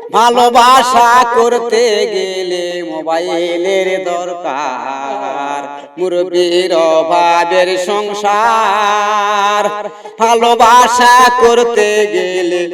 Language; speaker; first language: Bangla; native; Bangla